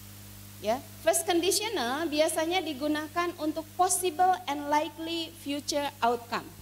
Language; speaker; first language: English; non-native, fluent; Indonesian